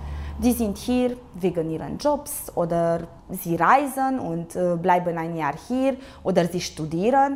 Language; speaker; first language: German; non-native, local second language; Romanian